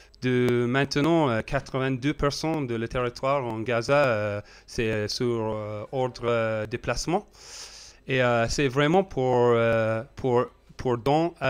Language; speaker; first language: French; non-native, learner; English